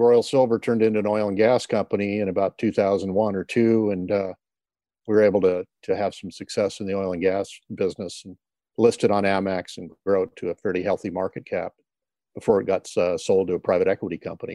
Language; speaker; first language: English; native; English